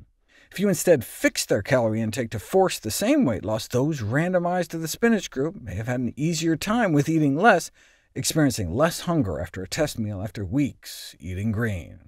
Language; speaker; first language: English; native; English